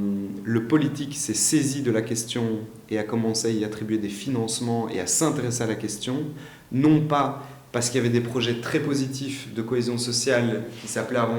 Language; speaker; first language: French; native; French